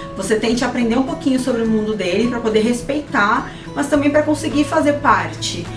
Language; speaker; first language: Portuguese; native; Portuguese